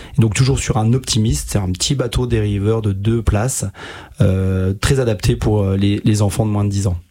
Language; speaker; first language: French; native; French